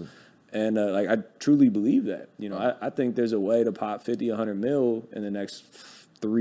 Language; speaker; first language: English; native; English